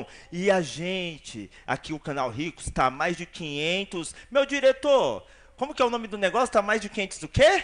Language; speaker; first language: Portuguese; native; Portuguese